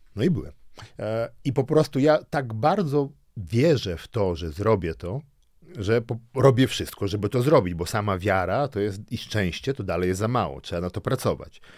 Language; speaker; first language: Polish; early bilingual, other home language; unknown